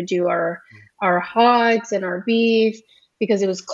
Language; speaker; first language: English; early bilingual, other home language; Pennsylvania German